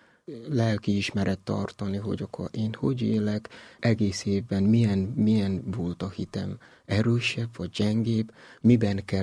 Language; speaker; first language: Hungarian; non-native, learner; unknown